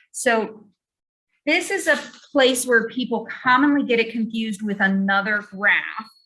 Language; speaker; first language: English; native; English